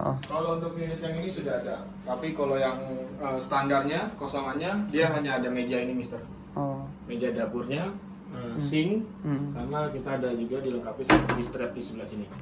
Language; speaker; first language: Indonesian; native; Indonesian